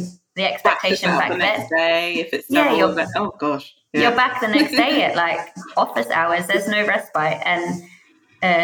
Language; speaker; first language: English; native; English